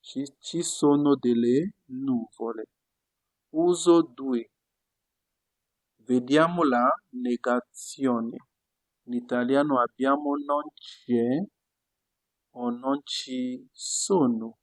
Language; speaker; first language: Italian; non-native, fluent; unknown